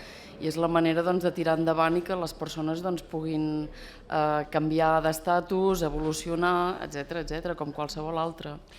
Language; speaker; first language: Catalan; native; Catalan